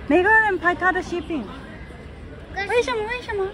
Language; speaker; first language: Chinese; non-native, learner; Japanese